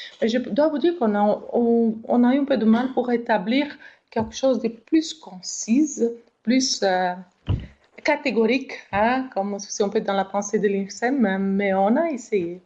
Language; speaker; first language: French; non-native, fluent; Portuguese